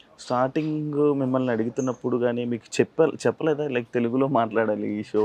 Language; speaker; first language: Telugu; native; Telugu